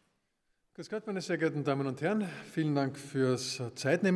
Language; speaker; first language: German; native; German